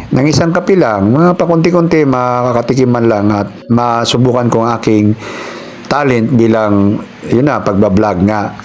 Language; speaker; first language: Filipino; non-native, local second language; Cebuano